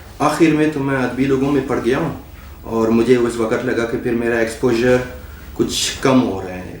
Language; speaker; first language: Urdu; non-native, fluent; French